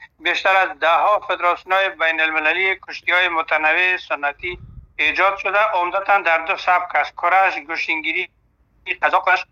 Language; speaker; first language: Persian; native; Persian